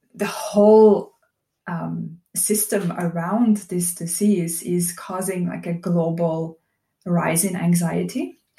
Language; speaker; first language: English; non-native, fluent; Dutch